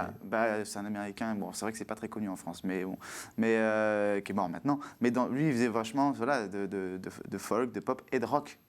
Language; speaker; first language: French; native; French